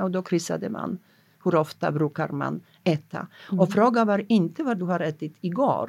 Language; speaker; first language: Swedish; non-native, fluent; Polish